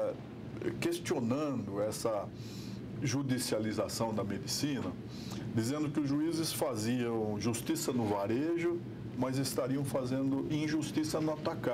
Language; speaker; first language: Portuguese; native; Portuguese